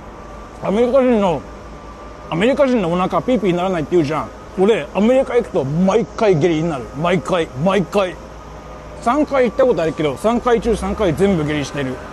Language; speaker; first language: Japanese; native; Japanese